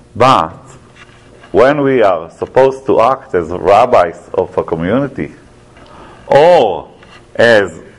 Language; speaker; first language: English; non-native, fluent; Hebrew